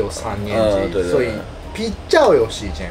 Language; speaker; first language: Chinese; non-native, fluent; Japanese